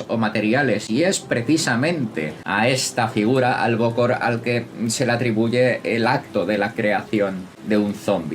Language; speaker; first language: Spanish; native; Spanish